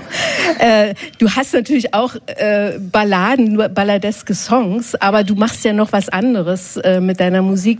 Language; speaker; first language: German; native; German